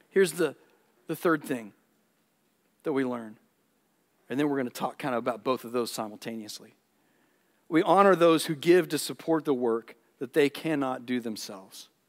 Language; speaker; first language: English; native; English